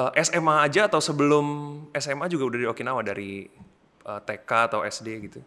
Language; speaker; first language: Indonesian; native; Indonesian